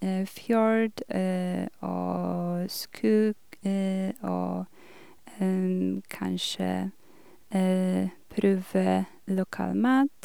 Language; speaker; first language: Norwegian; non-native, learner; Polish